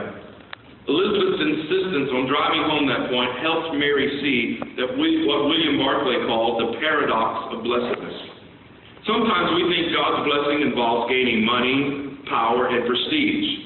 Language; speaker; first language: English; native; English